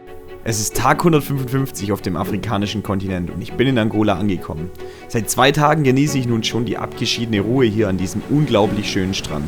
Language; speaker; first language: German; native; German